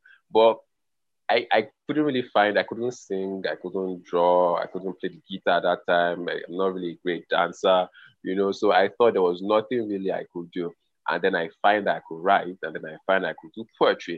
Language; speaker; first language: English; non-native, local second language; Igbo